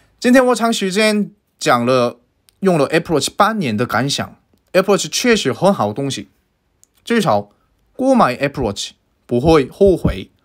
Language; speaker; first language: Chinese; non-native, fluent; Korean